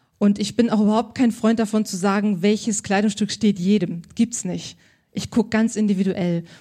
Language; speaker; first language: German; native; German